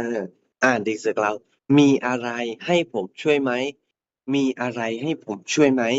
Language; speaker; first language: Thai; non-native, fluent; Burmese